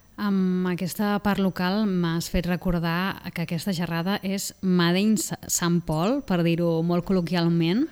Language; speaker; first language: Catalan; native; Catalan